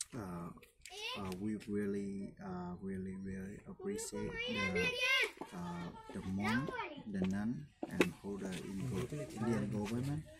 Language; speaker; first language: English; non-native, fluent; Vietnamese